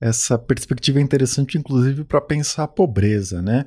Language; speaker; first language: Portuguese; native; Portuguese